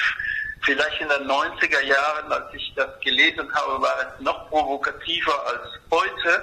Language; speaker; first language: German; non-native, fluent; Spanish